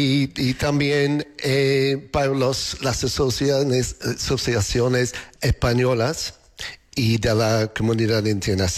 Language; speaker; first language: Spanish; non-native, fluent; English